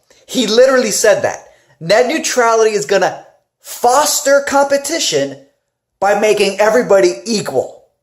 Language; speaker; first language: English; native; English